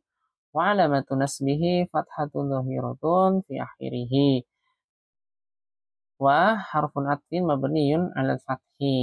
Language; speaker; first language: Arabic; non-native, fluent; Indonesian